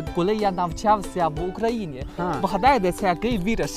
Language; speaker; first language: Ukrainian; non-native, learner; Chinese